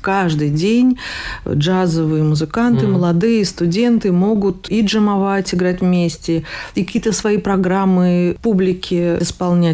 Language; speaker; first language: Russian; native; Russian